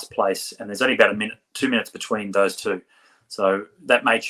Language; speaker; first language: English; native; English